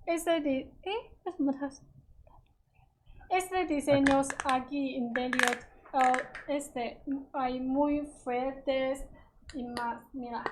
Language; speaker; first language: Spanish; non-native, learner; Chinese